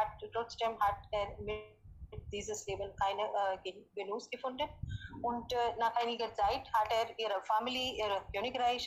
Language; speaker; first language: German; non-native, learner; Hindi